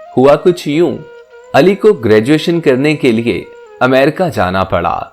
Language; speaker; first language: Urdu; native; Urdu